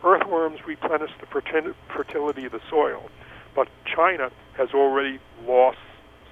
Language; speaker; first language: English; native; English